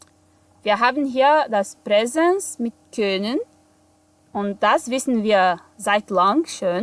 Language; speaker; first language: German; non-native, fluent; Portuguese